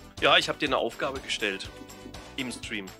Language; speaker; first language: German; native; German